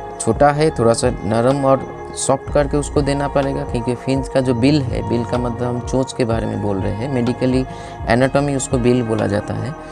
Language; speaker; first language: Hindi; non-native, local second language; Bangla